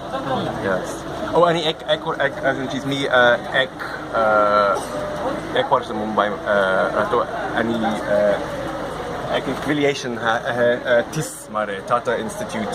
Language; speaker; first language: Marathi; non-native, learner; English